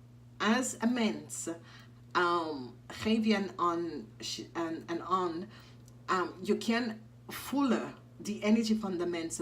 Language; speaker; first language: Dutch; non-native, fluent; English